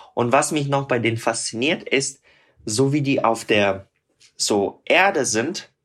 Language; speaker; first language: German; non-native, fluent; Russian